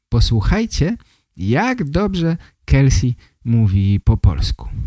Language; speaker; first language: Polish; native; Polish